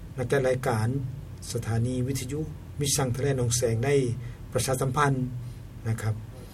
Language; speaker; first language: Thai; native; Thai